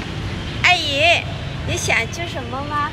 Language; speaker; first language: Chinese; non-native, fluent; Vietnamese